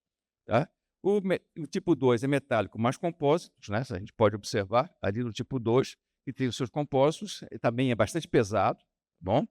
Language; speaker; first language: Portuguese; native; Portuguese